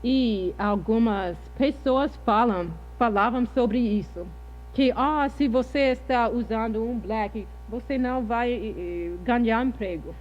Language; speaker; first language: Portuguese; non-native, fluent; English